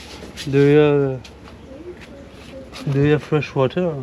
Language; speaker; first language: English; non-native, learner; French